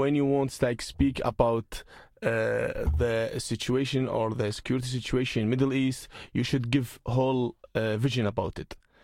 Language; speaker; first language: English; non-native, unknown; Arabic